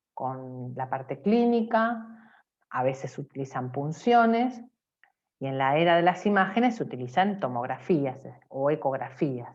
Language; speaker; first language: Spanish; native; Spanish